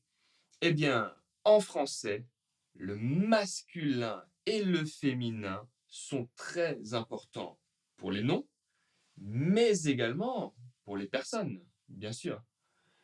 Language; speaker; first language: French; native; French